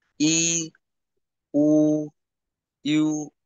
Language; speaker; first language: Chinese; non-native, learner; Indonesian